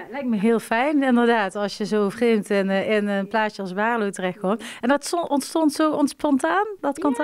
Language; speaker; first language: Dutch; native; Dutch